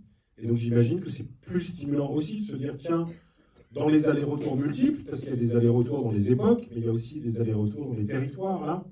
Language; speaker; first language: French; native; French